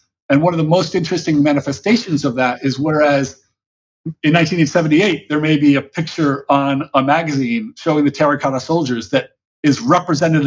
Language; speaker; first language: English; native; English